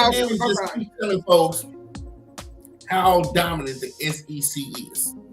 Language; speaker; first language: English; native; English